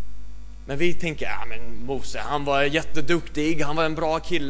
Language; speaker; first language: Swedish; non-native, fluent; English